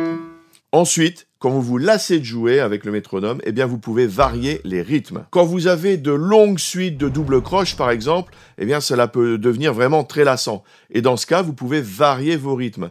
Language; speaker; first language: French; native; French